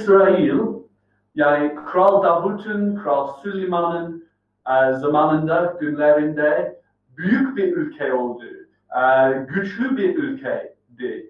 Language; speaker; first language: Turkish; non-native, fluent; English